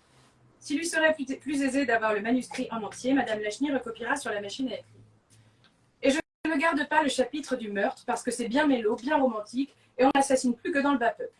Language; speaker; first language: French; native; French